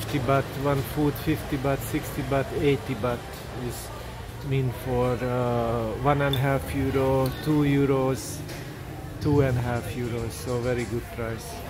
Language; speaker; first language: English; non-native, learner; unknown